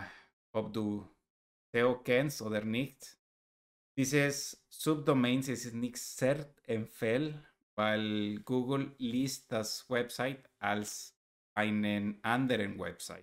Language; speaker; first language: German; non-native, learner; Spanish